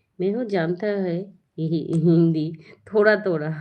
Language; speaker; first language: Hindi; non-native, learner; Bangla